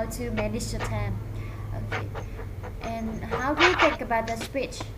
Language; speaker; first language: English; non-native, fluent; Vietnamese